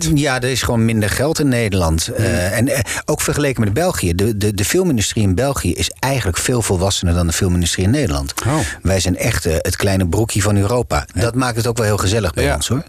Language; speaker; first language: Dutch; non-native, local second language; Low German